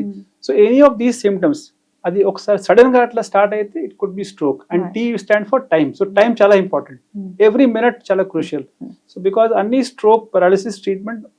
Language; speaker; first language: Telugu; non-native, fluent; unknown